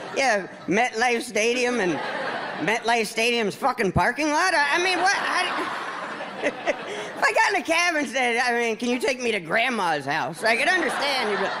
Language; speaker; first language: English; native; English